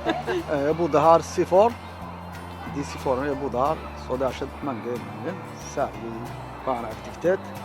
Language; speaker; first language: Norwegian; non-native, learner; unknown